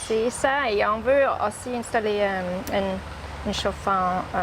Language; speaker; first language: French; non-native, learner; English